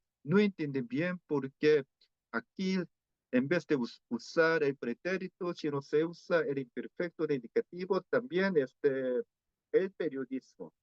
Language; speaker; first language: Spanish; non-native, fluent; Korean